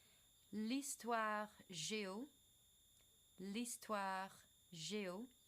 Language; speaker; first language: French; non-native, fluent; English